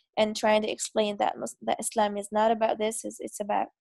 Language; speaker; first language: English; non-native, fluent; Arabic